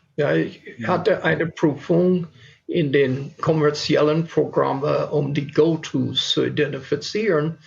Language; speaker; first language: German; non-native, fluent; English